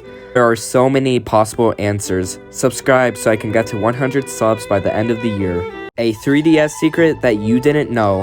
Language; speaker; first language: English; native; English